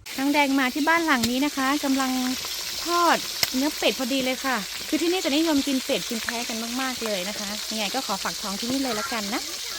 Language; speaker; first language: Thai; non-native, local second language; Karen languages